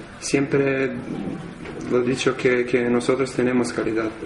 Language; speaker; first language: Spanish; non-native, learner; Serbian